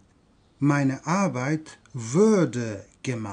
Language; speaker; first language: German; non-native, fluent; Persian